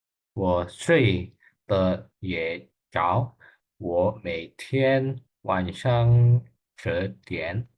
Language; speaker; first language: Chinese; non-native, learner; Indonesian